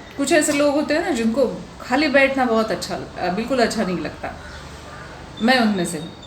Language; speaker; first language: Hindi; non-native, local second language; Marathi